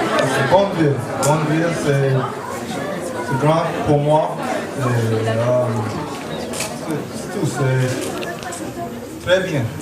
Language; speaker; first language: French; non-native, learner; English